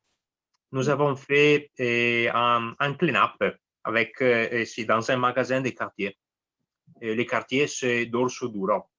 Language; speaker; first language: French; non-native, fluent; Italian